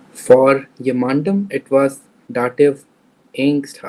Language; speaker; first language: German; non-native, learner; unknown